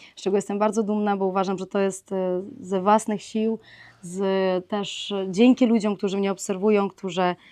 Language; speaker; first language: Polish; non-native, fluent; Ukrainian